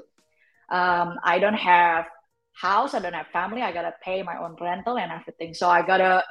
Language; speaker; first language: English; non-native, fluent; Indonesian